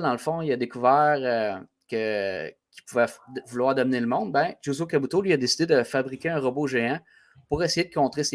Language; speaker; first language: French; native; French